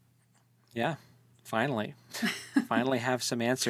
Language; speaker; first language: English; native; English